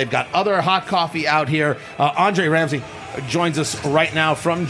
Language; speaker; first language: English; native; English